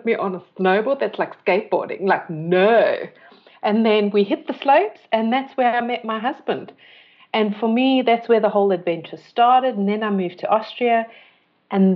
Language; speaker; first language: English; native; English